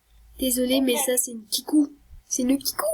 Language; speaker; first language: French; native; French